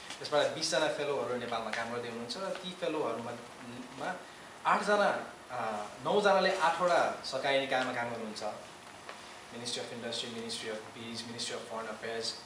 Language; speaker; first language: Nepali; native; Nepali